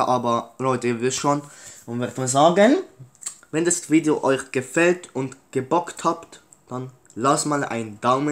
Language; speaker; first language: German; early bilingual, other home language; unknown